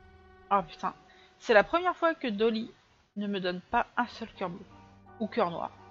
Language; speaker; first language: French; native; French